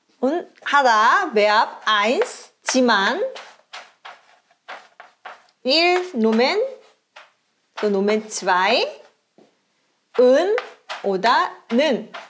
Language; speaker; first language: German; non-native, fluent; Korean